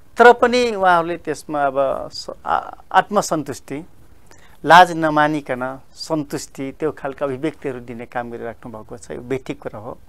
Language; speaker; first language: Nepali; non-native, local second language; Dangaura Tharu